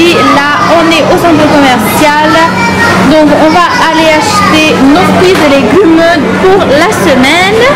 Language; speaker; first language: French; non-native, local second language; Malagasy